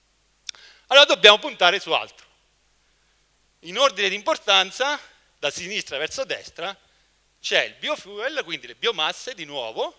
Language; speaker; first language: Italian; native; Italian